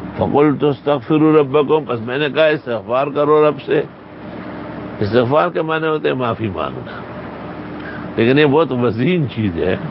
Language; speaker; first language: Urdu; non-native, local second language; Pashto